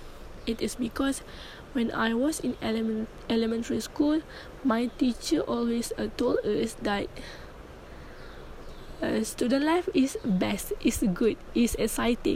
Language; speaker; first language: English; non-native, learner; Malay